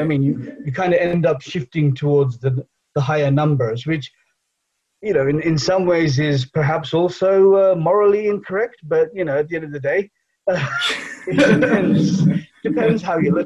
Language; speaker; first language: English; non-native, local second language; Bangla